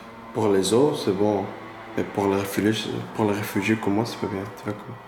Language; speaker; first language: French; non-native, learner; Persian